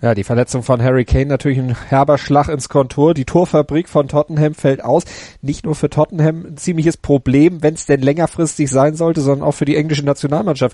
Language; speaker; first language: German; native; German